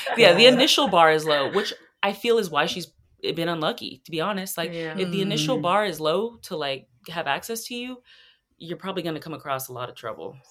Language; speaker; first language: English; native; English